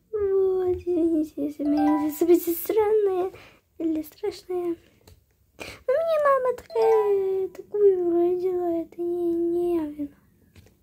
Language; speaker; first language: Russian; early bilingual, heritage; Russian